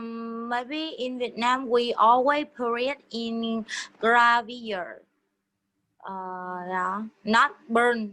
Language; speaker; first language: English; non-native, learner; Vietnamese